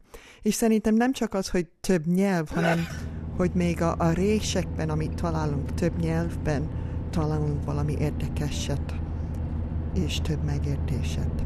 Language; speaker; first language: Hungarian; non-native, fluent; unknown